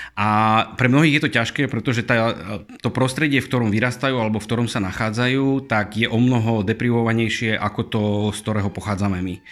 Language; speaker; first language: Slovak; native; Slovak